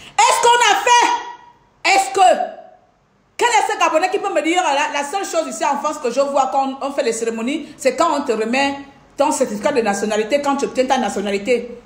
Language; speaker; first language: French; non-native, local second language; Fang